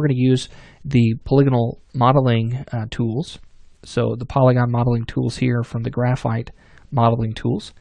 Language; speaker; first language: English; native; English